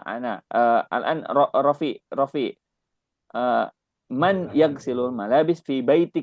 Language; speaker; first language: Arabic; non-native, fluent; Indonesian